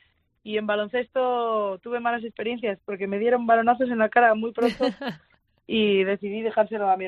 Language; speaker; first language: Spanish; native; Spanish